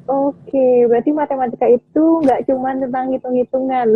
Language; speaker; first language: Indonesian; native; Indonesian